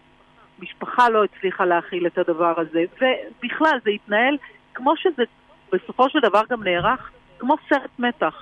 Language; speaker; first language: Hebrew; native; Hebrew